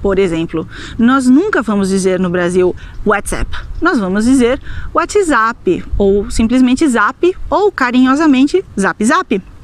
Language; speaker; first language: Portuguese; native; Portuguese